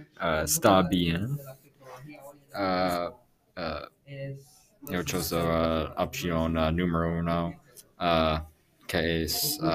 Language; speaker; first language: Spanish; non-native, learner; English